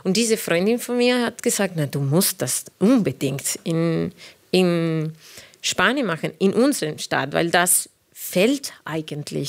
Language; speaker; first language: German; non-native, fluent; Spanish